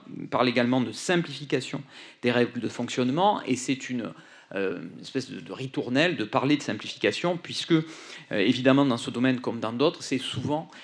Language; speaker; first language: French; native; French